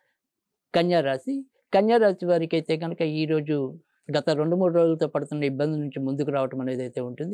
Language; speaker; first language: Telugu; native; Telugu